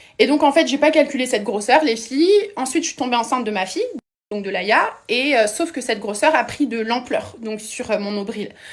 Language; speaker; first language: French; native; French